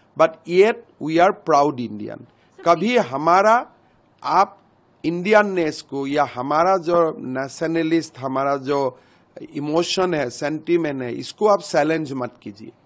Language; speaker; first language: Hindi; non-native, local second language; Assamese